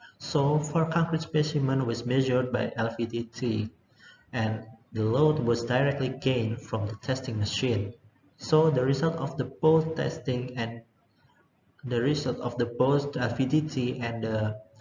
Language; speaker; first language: English; non-native, learner; Indonesian